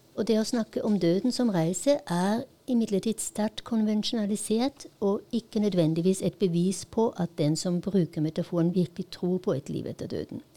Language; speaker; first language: Norwegian; non-native, fluent; Polish